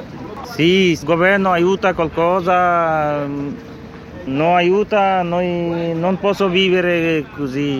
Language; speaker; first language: Italian; non-native, learner; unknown